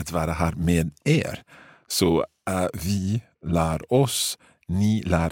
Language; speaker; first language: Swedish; non-native, learner; English